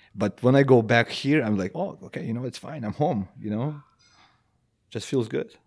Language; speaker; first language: English; non-native, fluent; Belarusian